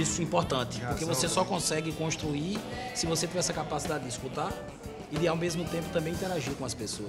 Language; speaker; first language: Portuguese; native; Portuguese